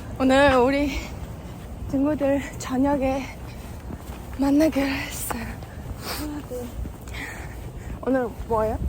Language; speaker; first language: Korean; non-native, learner; Mongolian